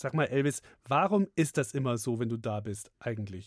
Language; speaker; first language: German; native; German